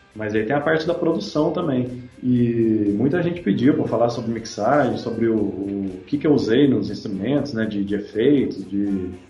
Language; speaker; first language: Portuguese; native; Portuguese